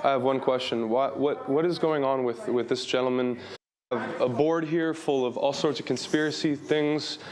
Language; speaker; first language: English; native; English